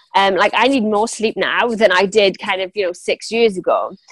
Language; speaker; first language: English; native; English